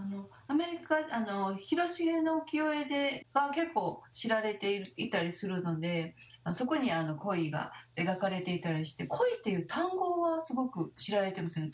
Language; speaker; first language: Japanese; native; Japanese